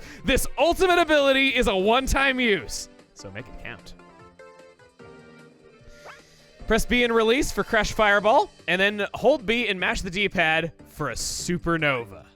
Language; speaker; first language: English; native; English